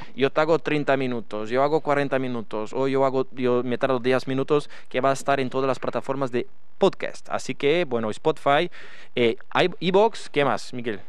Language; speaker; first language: Spanish; non-native, fluent; Portuguese